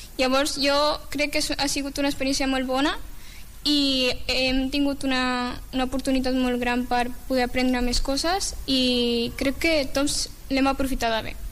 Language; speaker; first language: Catalan; early bilingual, other home language; Arabic